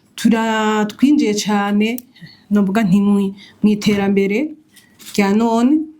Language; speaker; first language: Rundi; native; Rundi